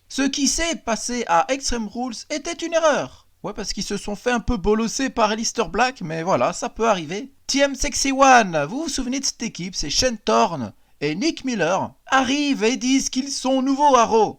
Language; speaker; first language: French; native; French